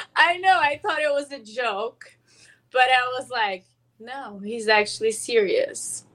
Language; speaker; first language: English; non-native, fluent; Portuguese